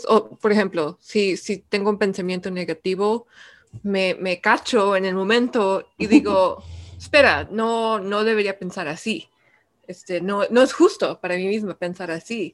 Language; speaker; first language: Spanish; early bilingual, heritage; Spanish